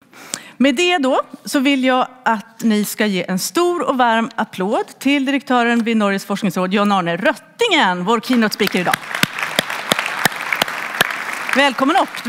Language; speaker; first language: Swedish; native; Swedish